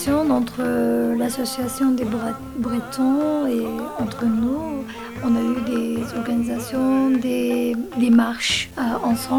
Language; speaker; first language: French; non-native, fluent; Kurdish